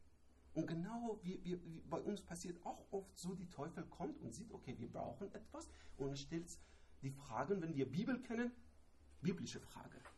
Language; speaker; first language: German; non-native, learner; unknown